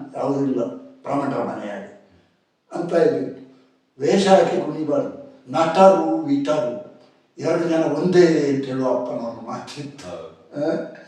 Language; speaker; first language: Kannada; non-native, local second language; Tulu